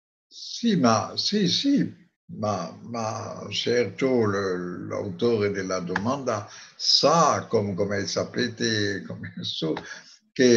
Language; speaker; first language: Italian; non-native, fluent; French